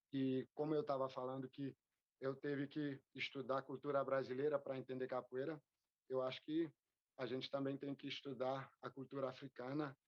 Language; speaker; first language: Portuguese; non-native, fluent; French